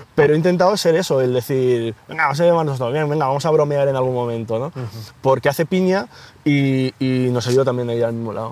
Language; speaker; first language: Spanish; native; Spanish